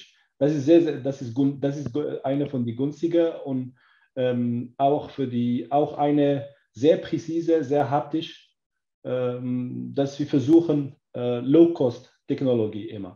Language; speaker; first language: German; non-native, learner; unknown